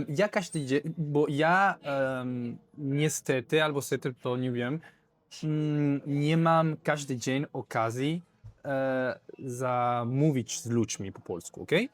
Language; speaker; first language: Polish; non-native, learner; Spanish